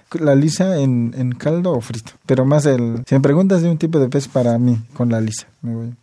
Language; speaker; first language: Spanish; non-native, local second language; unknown